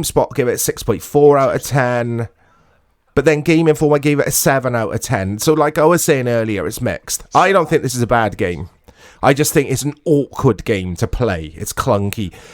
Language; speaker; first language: English; native; English